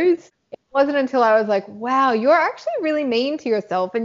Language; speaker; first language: English; native; English